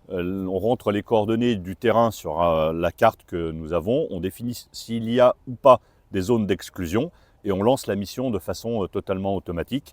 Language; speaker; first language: French; native; French